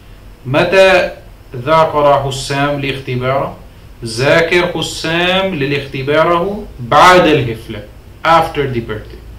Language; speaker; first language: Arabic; non-native, fluent; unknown